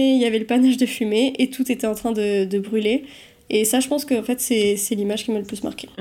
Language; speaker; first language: French; native; French